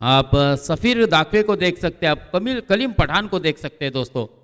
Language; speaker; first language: Hindi; non-native, local second language; Marathi